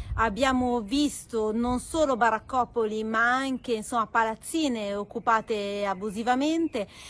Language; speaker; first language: Italian; native; Italian